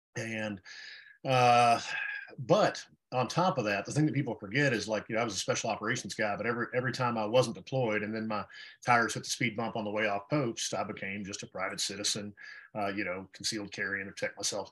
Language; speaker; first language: English; native; English